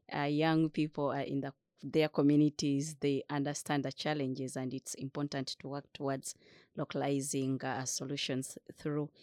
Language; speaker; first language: English; non-native, fluent; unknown